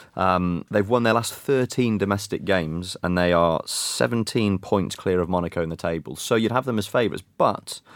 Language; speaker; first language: English; native; English